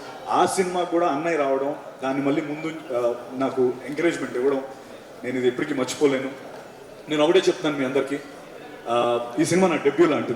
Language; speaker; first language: Telugu; native; Telugu